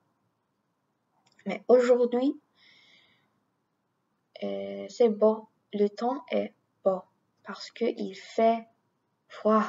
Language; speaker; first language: French; non-native, learner; English